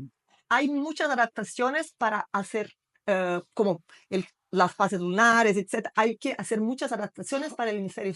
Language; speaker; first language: Spanish; non-native, fluent; Portuguese